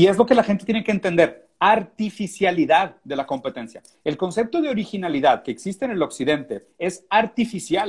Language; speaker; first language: Spanish; native; Spanish